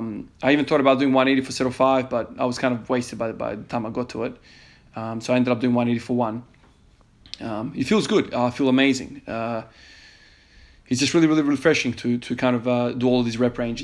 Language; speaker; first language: English; native; English